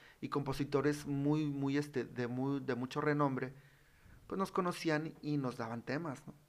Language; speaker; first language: Spanish; native; Spanish